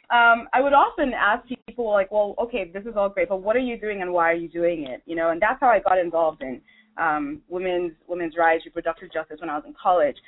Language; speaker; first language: English; non-native, local second language; Yoruba